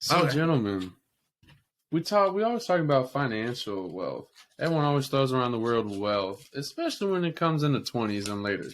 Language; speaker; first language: English; native; English